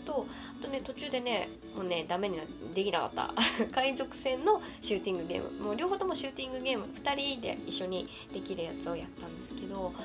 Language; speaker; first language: Japanese; native; Japanese